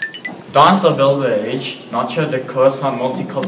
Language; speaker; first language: French; non-native, learner; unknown